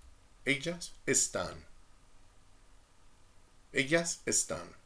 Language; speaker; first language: Spanish; non-native, fluent; English